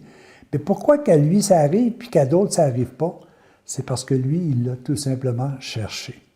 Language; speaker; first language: French; native; French